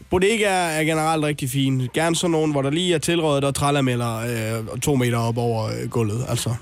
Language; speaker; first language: Danish; native; Danish